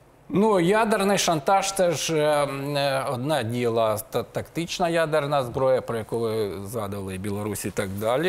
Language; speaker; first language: Ukrainian; native; Ukrainian